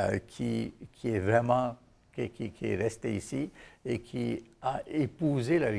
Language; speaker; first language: French; non-native, fluent; Bangla